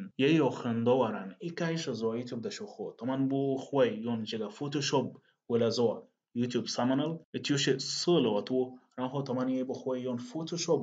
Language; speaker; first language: Chinese; non-native, fluent; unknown